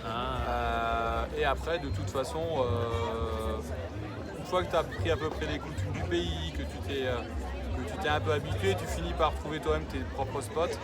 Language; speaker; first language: French; native; French